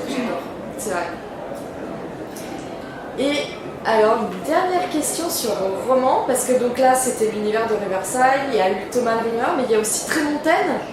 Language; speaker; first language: French; native; French